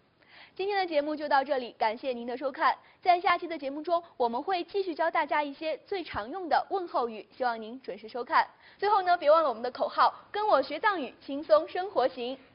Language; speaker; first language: Chinese; native; Chinese